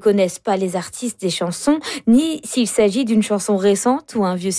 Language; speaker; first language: French; native; French